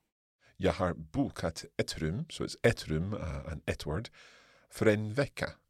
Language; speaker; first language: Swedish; non-native, learner; English